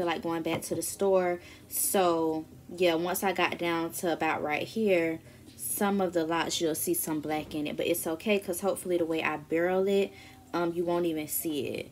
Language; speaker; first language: English; native; English